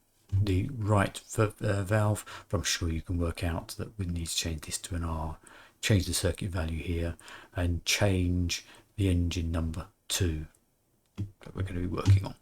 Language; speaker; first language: English; native; English